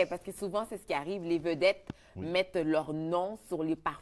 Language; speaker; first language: French; native; French